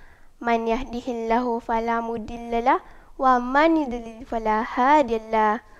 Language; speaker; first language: Arabic; non-native, learner; Malay